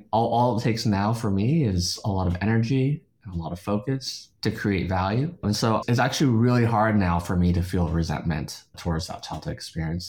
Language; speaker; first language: English; native; English